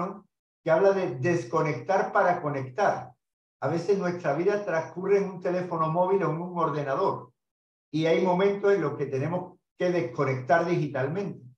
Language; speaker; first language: Spanish; native; Spanish